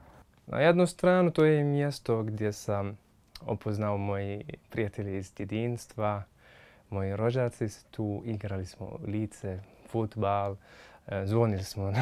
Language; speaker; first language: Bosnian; non-native, fluent; Arabic